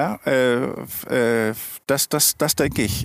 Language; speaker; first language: German; non-native, learner; Danish